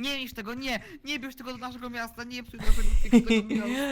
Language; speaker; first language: Polish; native; Polish